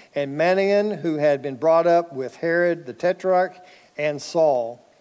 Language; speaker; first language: English; native; English